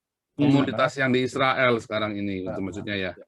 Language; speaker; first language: Indonesian; native; Indonesian